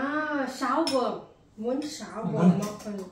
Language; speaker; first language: German; non-native, learner; Vietnamese